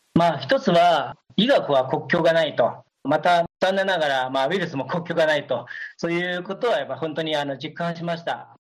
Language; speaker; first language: Japanese; non-native, fluent; Chinese